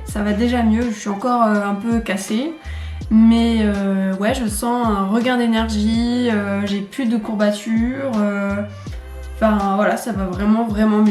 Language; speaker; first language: French; native; French